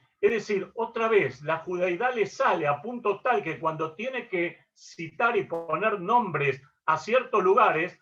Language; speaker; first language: Spanish; native; Spanish